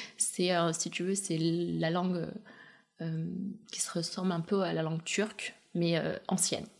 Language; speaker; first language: French; early bilingual, other home language; Russian